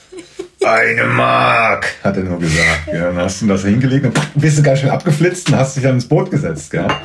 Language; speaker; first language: German; native; German